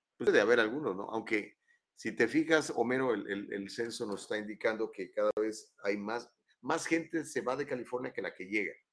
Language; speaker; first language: Spanish; native; Spanish